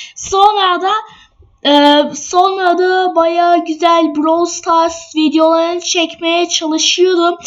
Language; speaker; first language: Turkish; early bilingual, other home language; English